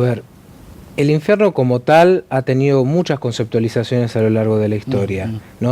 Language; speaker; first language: Spanish; native; Spanish